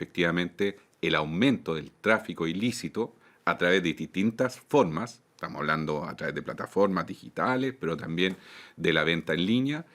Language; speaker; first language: Spanish; native; Spanish